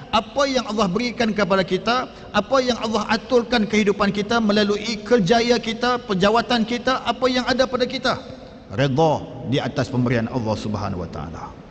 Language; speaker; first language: Malay; native; Malay